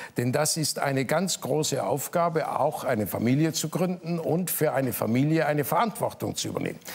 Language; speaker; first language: German; native; German